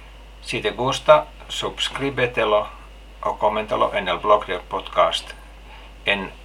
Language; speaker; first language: Spanish; non-native, learner; Finnish